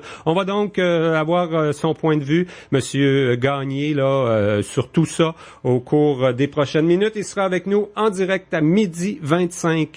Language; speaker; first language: French; native; French